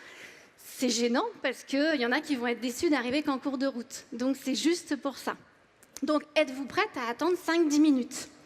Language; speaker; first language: French; native; French